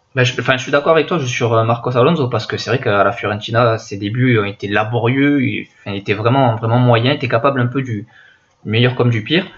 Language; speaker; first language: French; native; French